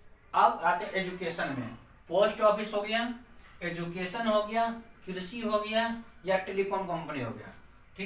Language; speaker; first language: Hindi; native; Hindi